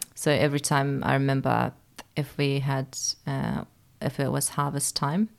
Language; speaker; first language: English; early bilingual, other home language; Persian